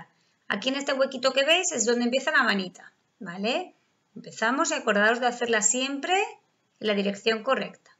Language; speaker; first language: Spanish; native; Spanish